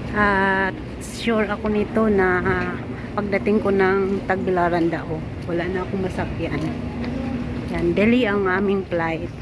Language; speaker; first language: Filipino; non-native, local second language; Cebuano